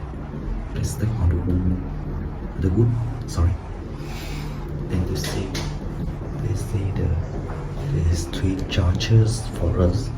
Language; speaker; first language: English; non-native, learner; Vietnamese